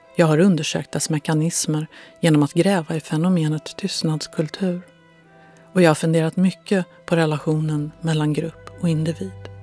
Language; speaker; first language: Swedish; native; Swedish